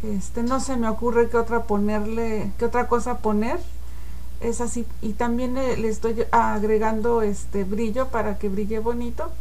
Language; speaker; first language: Spanish; native; Spanish